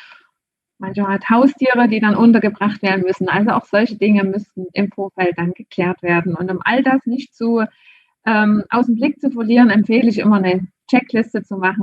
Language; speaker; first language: German; native; German